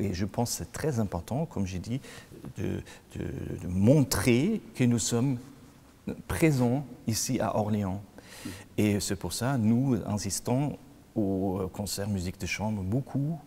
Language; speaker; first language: French; non-native, fluent; German